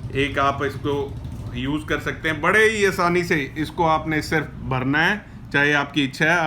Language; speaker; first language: Hindi; non-native, local second language; Punjabi